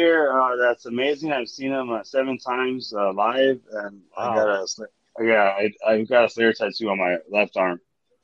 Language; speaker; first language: English; native; English